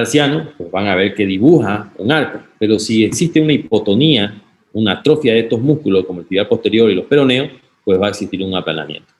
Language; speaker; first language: Spanish; native; Spanish